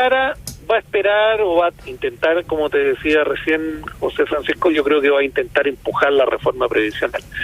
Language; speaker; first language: Spanish; native; Spanish